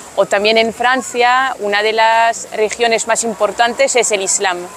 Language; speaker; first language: Spanish; non-native, fluent; French